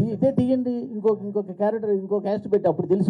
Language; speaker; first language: Telugu; native; Telugu